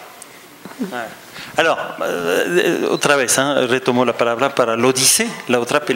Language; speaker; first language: Spanish; non-native, fluent; French